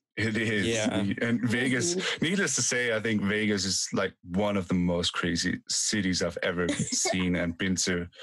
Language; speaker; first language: English; non-native, fluent; German